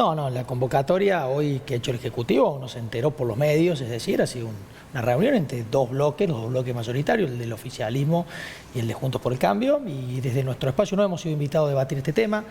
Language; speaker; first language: Spanish; native; Spanish